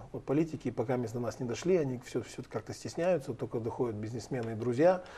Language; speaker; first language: Russian; non-native, local second language; Gagauz